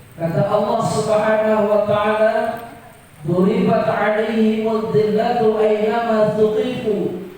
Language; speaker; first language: Indonesian; non-native, local second language; Minangkabau